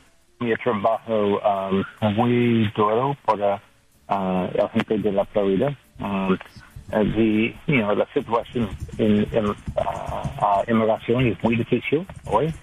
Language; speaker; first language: Spanish; non-native, learner; English